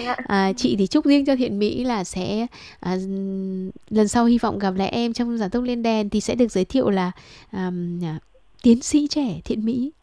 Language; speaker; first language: Vietnamese; native; Vietnamese